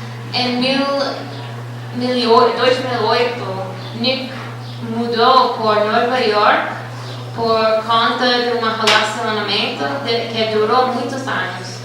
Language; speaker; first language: Portuguese; non-native, fluent; English